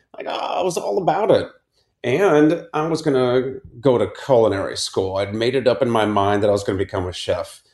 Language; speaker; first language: English; native; English